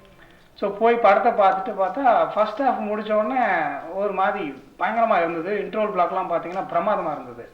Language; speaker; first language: Tamil; native; Tamil